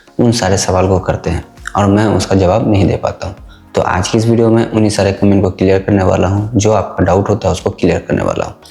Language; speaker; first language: Hindi; native; Hindi